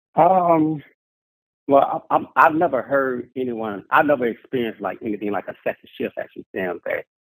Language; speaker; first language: English; native; English